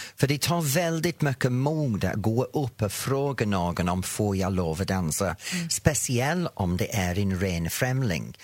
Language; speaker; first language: Swedish; non-native, fluent; English